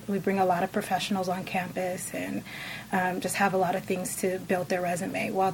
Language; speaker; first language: English; native; English